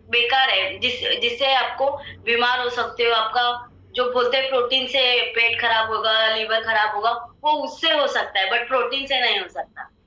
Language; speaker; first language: Hindi; non-native, local second language; Marathi